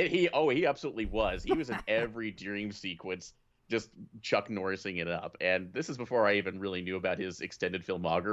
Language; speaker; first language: English; native; English